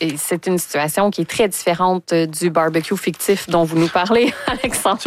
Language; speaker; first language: French; native; French